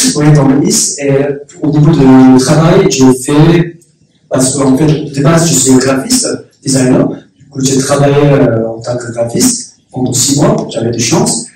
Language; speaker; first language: French; non-native, learner; Korean